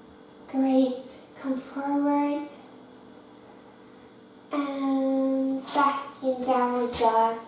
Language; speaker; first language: English; non-native, fluent; Norwegian